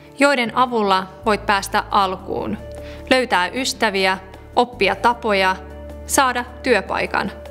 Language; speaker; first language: Finnish; early bilingual, other home language; Persian